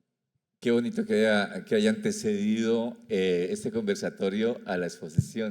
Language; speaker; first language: Spanish; native; Spanish